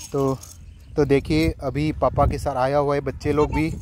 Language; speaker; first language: Hindi; non-native, local second language; Manipuri